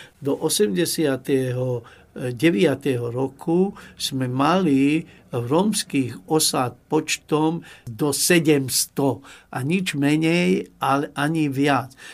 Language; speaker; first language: Slovak; non-native, local second language; Hungarian